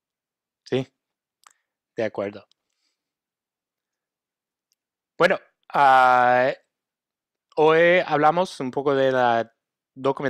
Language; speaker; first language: Spanish; non-native, fluent; English